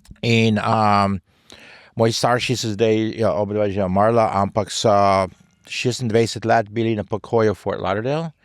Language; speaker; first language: Slovenian; early bilingual, heritage; Slovenian